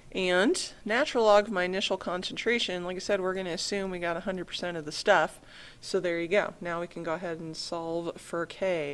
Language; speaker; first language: English; native; English